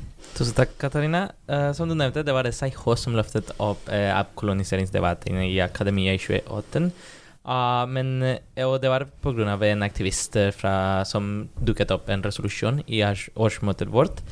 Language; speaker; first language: Norwegian; non-native, fluent; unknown